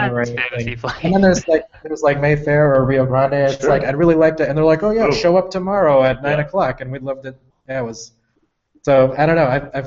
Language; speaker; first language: English; native; English